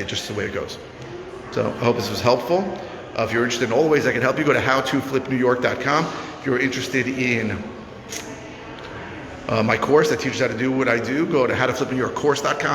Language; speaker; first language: English; native; English